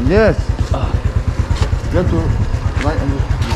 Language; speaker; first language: English; non-native, learner; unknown